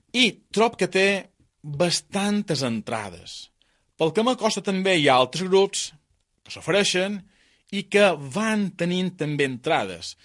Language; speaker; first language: Catalan; native; Catalan